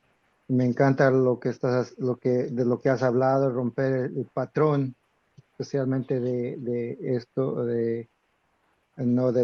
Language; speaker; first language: Spanish; non-native, fluent; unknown